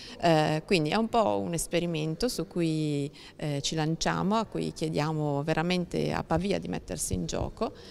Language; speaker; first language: Italian; native; Italian